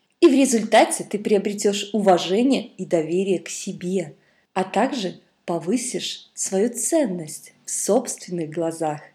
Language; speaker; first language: Russian; native; Russian